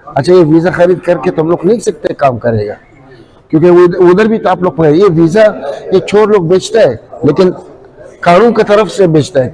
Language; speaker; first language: Hindi; non-native, fluent; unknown